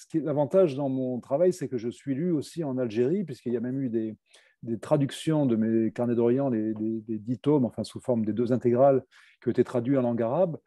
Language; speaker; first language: French; native; French